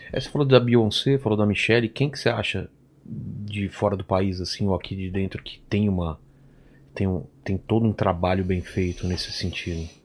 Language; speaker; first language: Portuguese; native; Portuguese